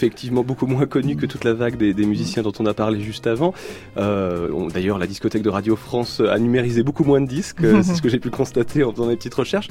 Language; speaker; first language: French; native; French